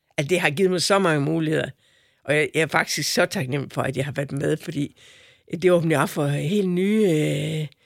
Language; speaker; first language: Danish; native; Danish